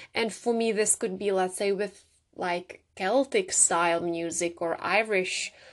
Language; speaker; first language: English; non-native, fluent; Czech